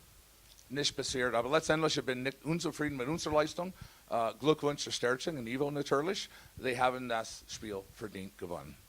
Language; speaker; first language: German; non-native, learner; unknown